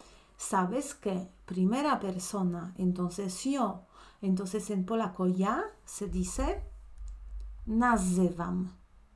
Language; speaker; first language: Spanish; non-native, fluent; Polish